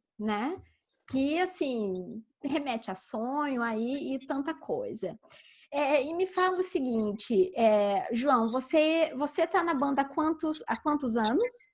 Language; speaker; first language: Portuguese; native; Portuguese